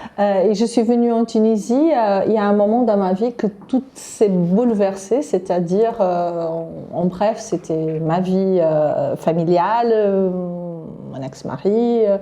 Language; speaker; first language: French; non-native, fluent; Portuguese